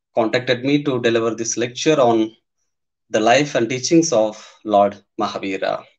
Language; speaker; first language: English; non-native, local second language; Kannada